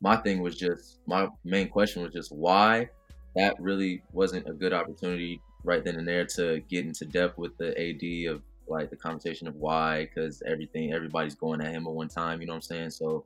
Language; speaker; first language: English; native; English